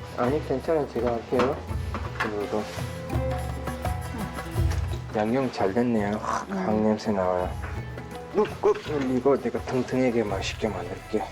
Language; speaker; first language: Korean; non-native, learner; Turkish